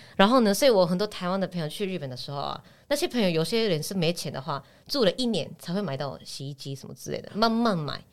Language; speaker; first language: Chinese; non-native, fluent; Japanese